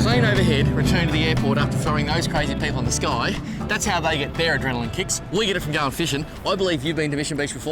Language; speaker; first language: English; native; English